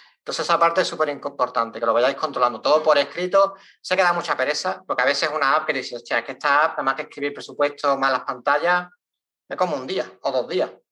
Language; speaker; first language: Spanish; native; Spanish